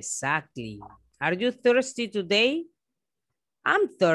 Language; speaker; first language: English; non-native, fluent; Spanish